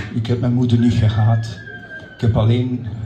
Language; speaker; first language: Dutch; early bilingual, other home language; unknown